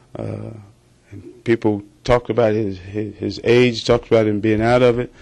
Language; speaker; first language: English; native; English